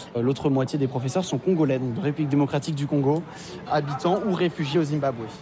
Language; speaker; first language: French; native; French